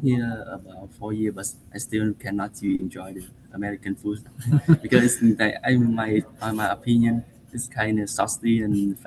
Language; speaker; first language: English; non-native, learner; Vietnamese